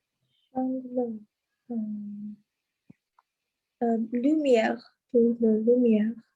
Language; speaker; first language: French; non-native, learner; Chinese